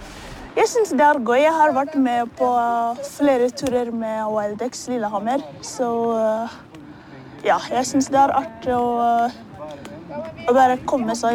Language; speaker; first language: Norwegian; non-native, fluent; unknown